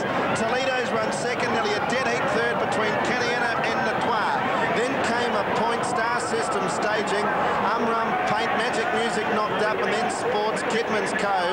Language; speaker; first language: English; native; English